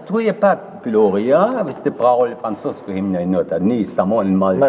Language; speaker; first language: Slovenian; early bilingual, heritage; French